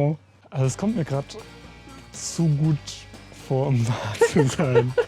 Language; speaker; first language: German; native; German